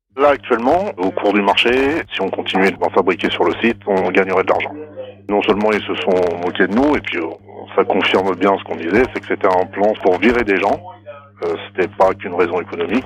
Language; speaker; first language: French; native; French